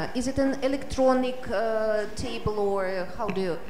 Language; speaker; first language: English; non-native, fluent; Russian